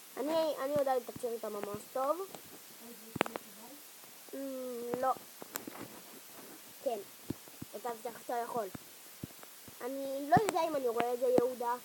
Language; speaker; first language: Hebrew; native; Hebrew